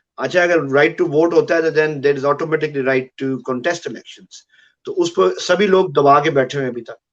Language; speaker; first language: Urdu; non-native, local second language; Punjabi